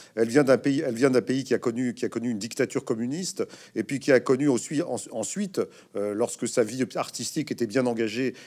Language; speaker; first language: French; native; French